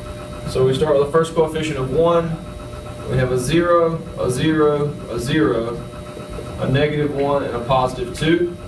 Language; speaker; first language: English; native; English